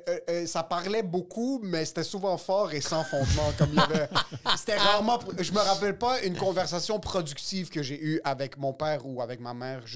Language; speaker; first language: French; native; French